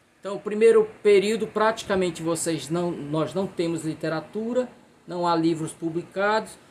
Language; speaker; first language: Portuguese; native; Portuguese